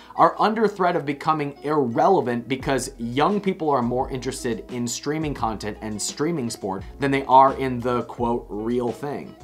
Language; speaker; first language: English; native; English